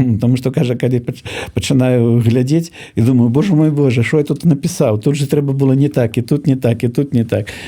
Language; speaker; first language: Belarusian; native; Belarusian